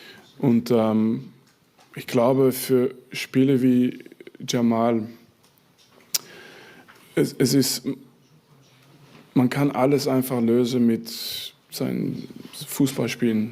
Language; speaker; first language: German; non-native, fluent; French